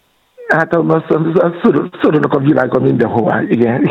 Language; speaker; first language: Hungarian; non-native, fluent; Yoruba